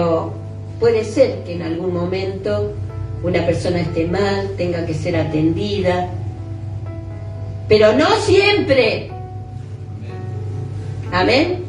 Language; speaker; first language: Spanish; native; Spanish